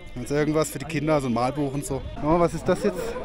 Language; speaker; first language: German; native; German